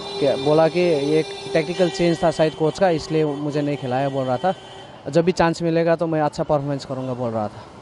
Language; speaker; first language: Hindi; non-native, local second language; Nepali